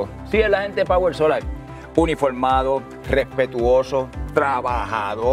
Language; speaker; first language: Spanish; native; Spanish